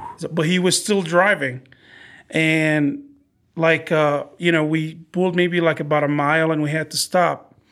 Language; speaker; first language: English; non-native, fluent; Arabic